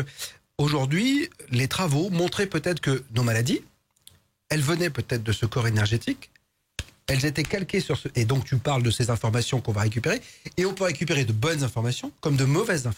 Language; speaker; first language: French; native; French